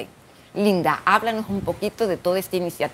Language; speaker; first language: Spanish; native; Spanish